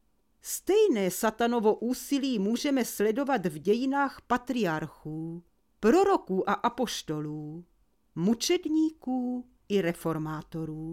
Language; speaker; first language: Czech; native; Czech